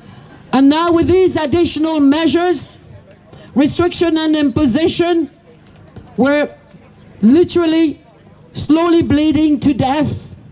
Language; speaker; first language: English; non-native, fluent; French